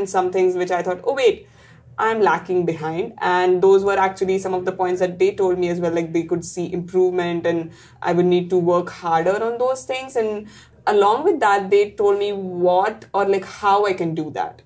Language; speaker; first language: English; non-native, local second language; Marathi